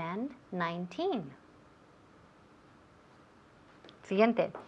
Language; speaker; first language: Spanish; non-native, fluent; English